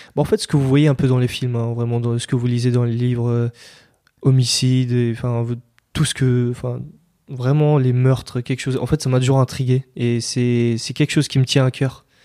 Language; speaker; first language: French; early bilingual, other home language; Kurdish